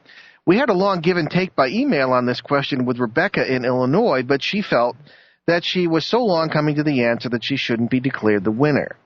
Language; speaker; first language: English; native; English